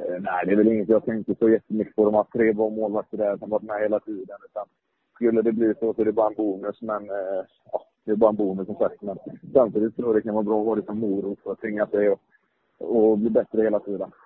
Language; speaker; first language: Swedish; native; Swedish